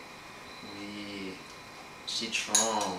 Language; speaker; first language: French; non-native, learner; English